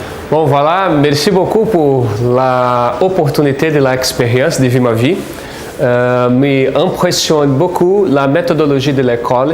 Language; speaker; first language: French; non-native, fluent; Portuguese